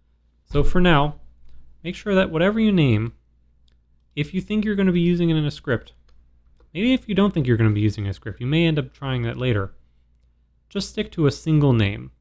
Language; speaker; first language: English; native; English